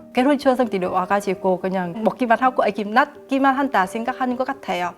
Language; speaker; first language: Korean; non-native, fluent; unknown